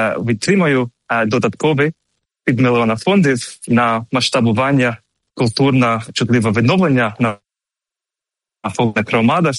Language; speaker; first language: Ukrainian; non-native, learner; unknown